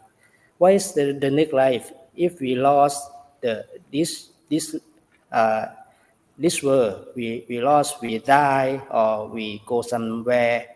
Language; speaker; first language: English; non-native, learner; Thai